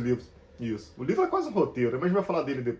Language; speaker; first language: Portuguese; native; Portuguese